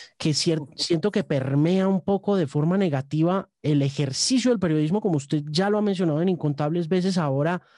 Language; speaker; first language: Spanish; native; Spanish